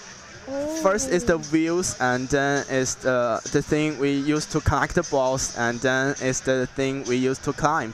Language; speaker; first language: English; non-native, learner; Chinese